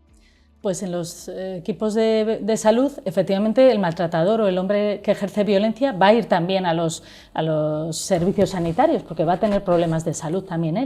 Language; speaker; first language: Spanish; native; Spanish